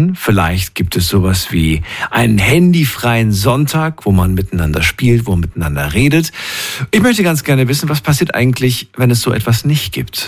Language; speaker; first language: German; native; German